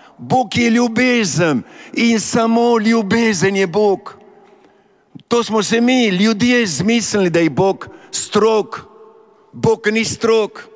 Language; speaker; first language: Slovenian; early bilingual, heritage; Slovenian